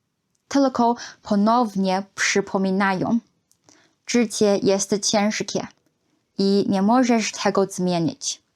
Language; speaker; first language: Polish; non-native, fluent; Chinese